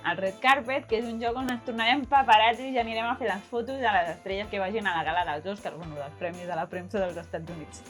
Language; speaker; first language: Catalan; native; Catalan